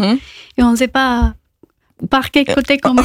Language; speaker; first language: French; non-native, local second language; Spanish